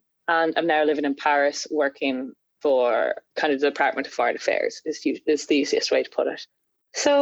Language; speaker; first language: English; native; English